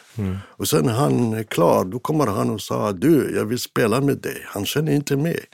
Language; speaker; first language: Swedish; non-native, fluent; Arabic